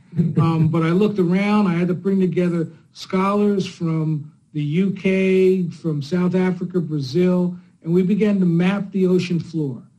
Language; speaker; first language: English; native; English